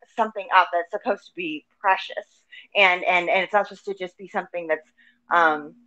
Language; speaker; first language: English; native; English